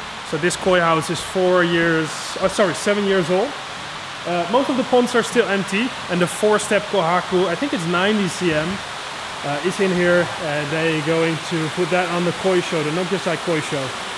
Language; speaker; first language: English; non-native, fluent; Dutch